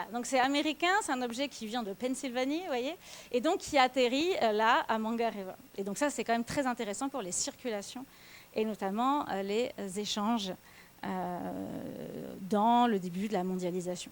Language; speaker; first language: French; native; French